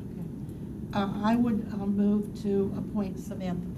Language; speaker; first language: English; native; English